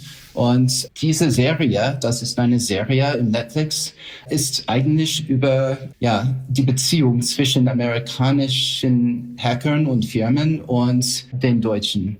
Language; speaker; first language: German; non-native, fluent; English